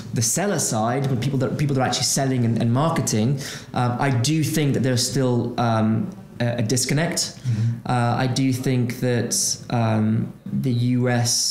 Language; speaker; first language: English; non-native, fluent; Portuguese